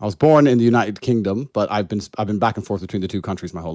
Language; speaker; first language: English; native; English